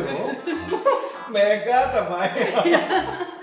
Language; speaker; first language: Spanish; non-native, learner; Korean